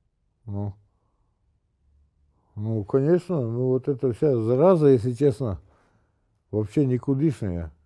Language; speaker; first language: Russian; native; Russian